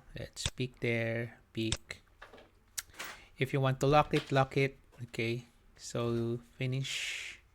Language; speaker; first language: English; non-native, local second language; Filipino